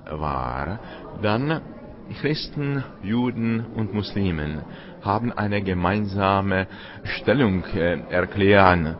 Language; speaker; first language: German; non-native, fluent; Czech